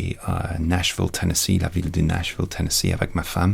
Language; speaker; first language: French; non-native, learner; English